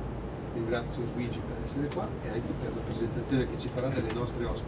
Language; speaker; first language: Italian; native; Italian